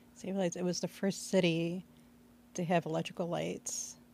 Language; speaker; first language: English; native; English